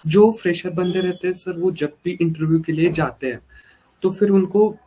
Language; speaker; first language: Hindi; non-native, local second language; Marathi